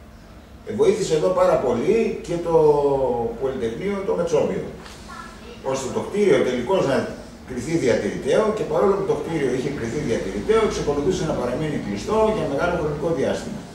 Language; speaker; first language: Greek; native; Greek